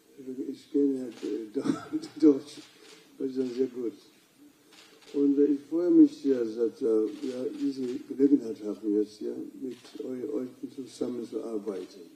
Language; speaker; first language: German; non-native, fluent; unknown